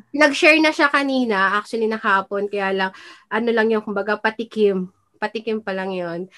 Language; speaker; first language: Filipino; native; Filipino